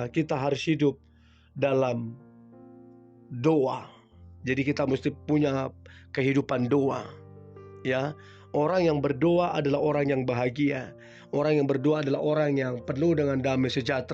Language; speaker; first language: Indonesian; native; Indonesian